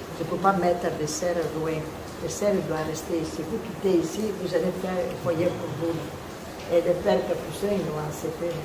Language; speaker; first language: French; non-native, fluent; Italian